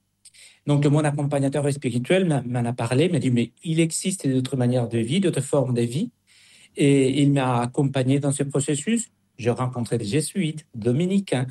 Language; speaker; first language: French; non-native, fluent; Spanish